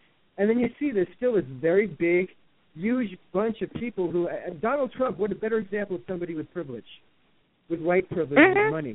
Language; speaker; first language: English; native; English